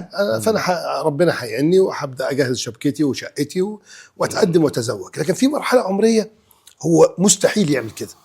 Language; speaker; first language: Arabic; native; Arabic